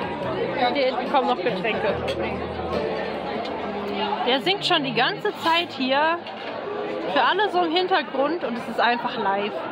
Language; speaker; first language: German; native; German